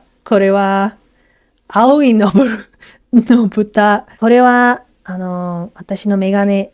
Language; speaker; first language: Japanese; non-native, learner; English